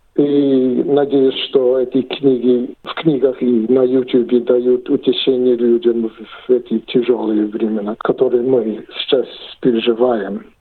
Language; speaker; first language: Russian; non-native, fluent; English